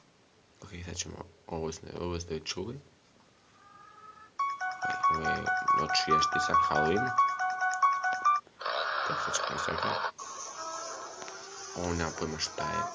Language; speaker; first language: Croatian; early bilingual, heritage; Croatian